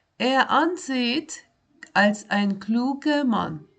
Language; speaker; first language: German; non-native, fluent; Turkish